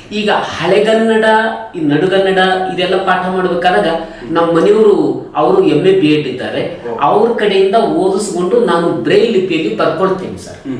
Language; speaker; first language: Kannada; native; Kannada